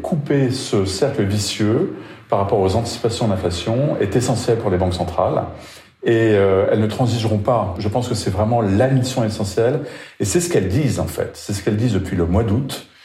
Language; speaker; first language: French; native; French